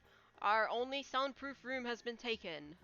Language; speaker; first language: English; native; English